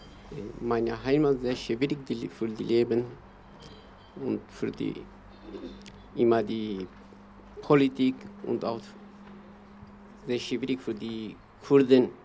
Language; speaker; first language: German; non-native, learner; Kurdish